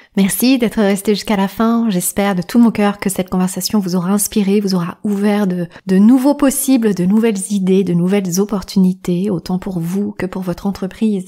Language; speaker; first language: French; native; French